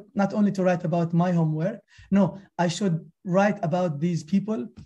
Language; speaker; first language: English; non-native, fluent; Arabic